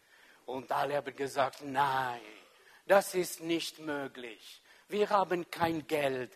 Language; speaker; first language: German; non-native, local second language; French